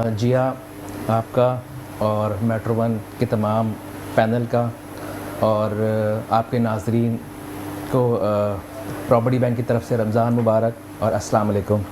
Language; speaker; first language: Urdu; native; Urdu